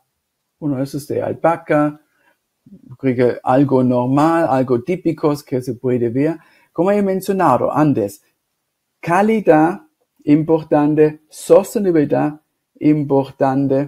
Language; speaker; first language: Spanish; non-native, fluent; German